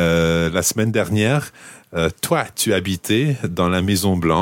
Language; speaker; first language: French; non-native, fluent; English